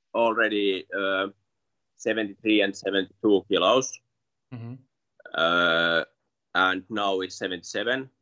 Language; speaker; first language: English; non-native, learner; Finnish